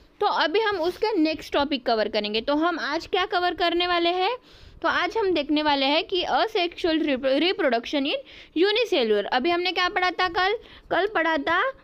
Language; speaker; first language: Hindi; non-native, local second language; Marathi